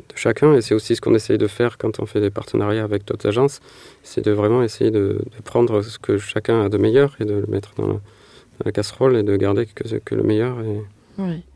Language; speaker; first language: French; native; French